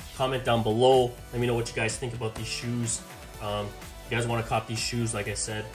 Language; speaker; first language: English; native; English